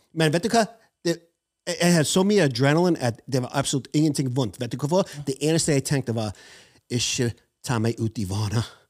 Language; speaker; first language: Norwegian; non-native, fluent; English